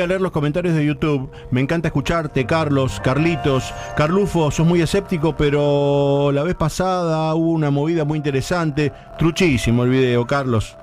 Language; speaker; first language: Spanish; native; Spanish